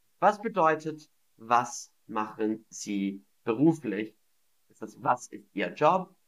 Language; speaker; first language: German; non-native, fluent; English